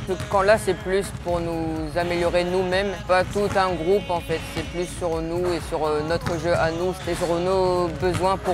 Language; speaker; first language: French; native; French